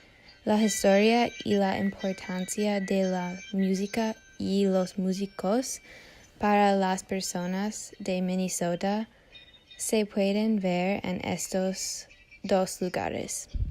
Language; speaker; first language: Spanish; non-native, learner; English